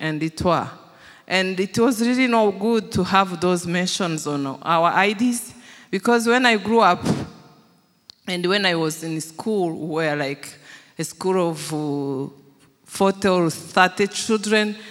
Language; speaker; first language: English; non-native, local second language; Kinyarwanda